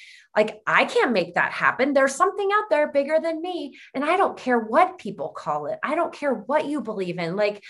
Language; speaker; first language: English; native; English